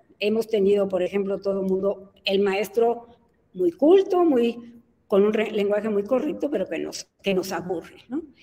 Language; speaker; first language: Spanish; native; Spanish